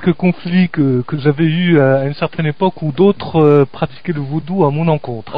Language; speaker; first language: French; native; French